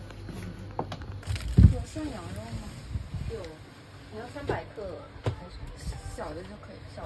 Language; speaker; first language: Chinese; non-native, learner; Japanese